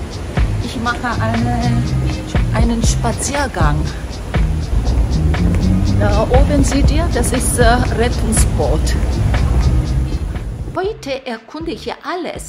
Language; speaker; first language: German; non-native, fluent; Korean